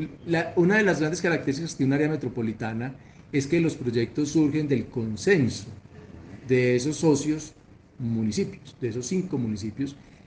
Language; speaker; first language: Spanish; native; Spanish